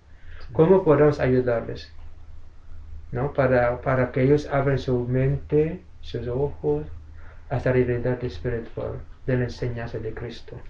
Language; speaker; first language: Spanish; non-native, fluent; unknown